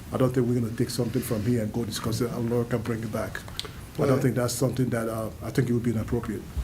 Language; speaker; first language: English; early bilingual, other home language; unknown